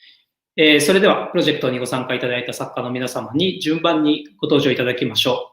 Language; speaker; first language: Japanese; native; Japanese